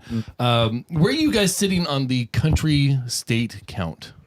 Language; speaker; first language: English; native; English